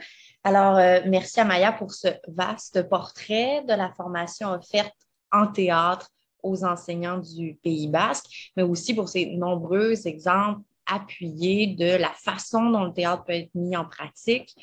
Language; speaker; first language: French; native; French